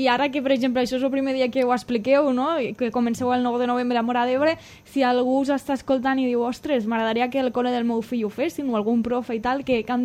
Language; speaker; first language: Catalan; native; Catalan